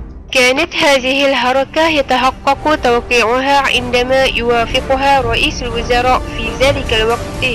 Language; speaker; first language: Arabic; non-native, learner; Malay